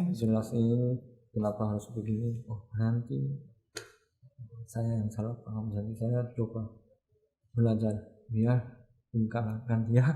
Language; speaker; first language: Indonesian; non-native, learner; Korean